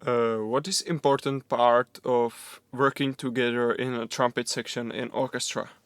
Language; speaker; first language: English; non-native, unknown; Czech